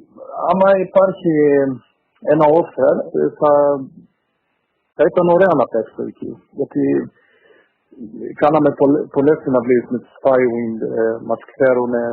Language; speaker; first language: Greek; early bilingual, heritage; Greek